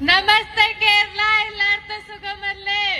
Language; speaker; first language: Malayalam; non-native, learner; Hindi